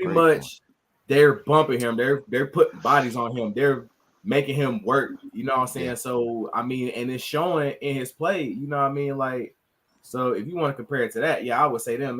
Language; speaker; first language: English; native; English